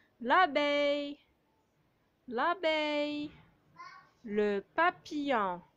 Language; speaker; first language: French; non-native, local second language; Arabic